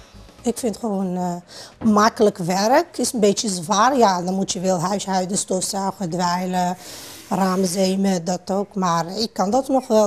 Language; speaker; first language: Dutch; non-native, fluent; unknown